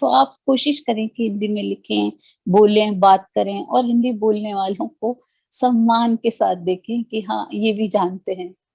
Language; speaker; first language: Hindi; native; Hindi